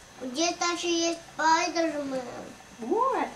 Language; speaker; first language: Russian; early bilingual, heritage; Russian